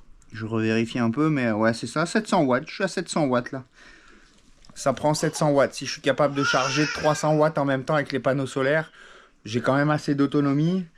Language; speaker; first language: French; native; French